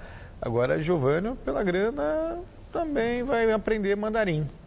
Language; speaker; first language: Portuguese; native; Portuguese